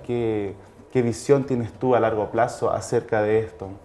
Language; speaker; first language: Spanish; native; Spanish